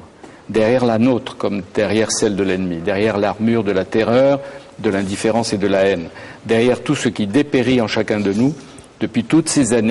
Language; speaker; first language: French; native; French